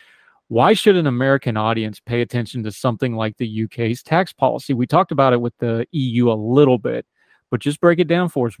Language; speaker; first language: English; native; English